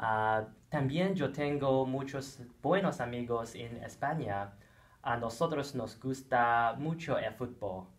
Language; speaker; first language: Spanish; non-native, learner; English